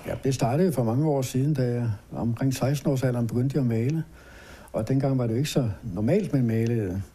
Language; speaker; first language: Danish; native; Danish